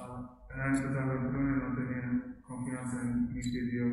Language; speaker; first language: Spanish; non-native, learner; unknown